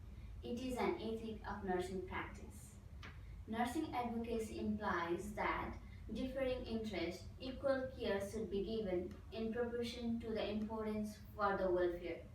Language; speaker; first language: English; non-native, fluent; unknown